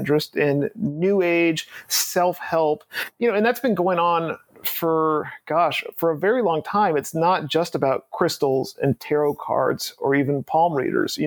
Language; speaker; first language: English; native; English